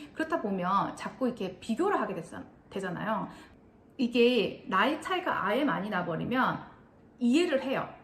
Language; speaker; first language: Korean; native; Korean